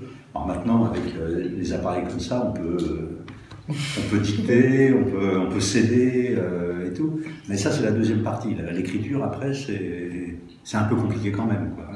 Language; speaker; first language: French; native; French